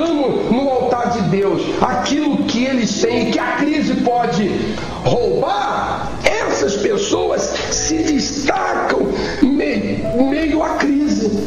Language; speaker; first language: Portuguese; native; Portuguese